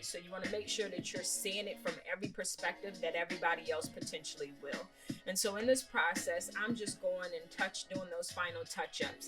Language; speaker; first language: English; native; English